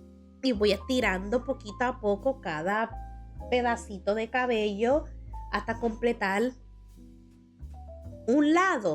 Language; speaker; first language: Spanish; early bilingual, heritage; Spanish